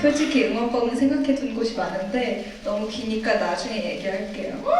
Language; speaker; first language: Korean; native; Korean